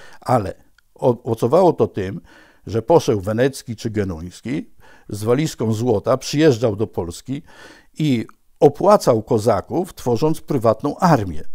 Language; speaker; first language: Polish; native; Polish